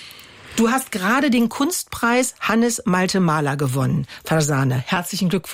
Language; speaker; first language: German; native; German